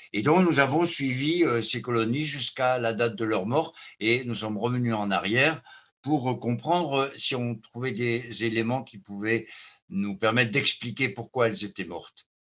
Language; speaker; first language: French; native; French